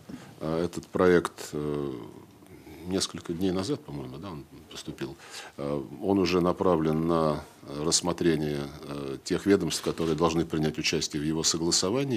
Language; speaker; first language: Russian; native; Russian